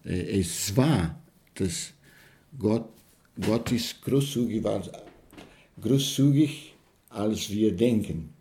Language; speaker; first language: German; non-native, learner; Portuguese